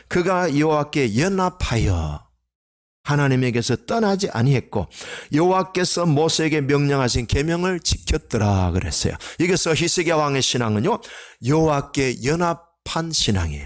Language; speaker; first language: Korean; native; Korean